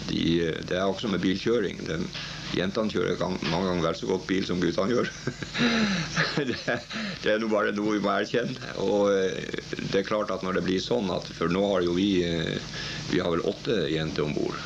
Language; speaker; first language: Norwegian; native; Norwegian